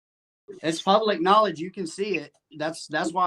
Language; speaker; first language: English; native; English